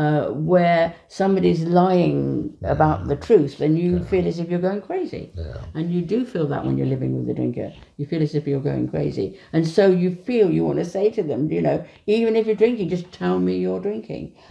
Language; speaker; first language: English; native; English